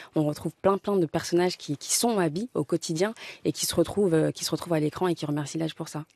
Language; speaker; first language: French; native; French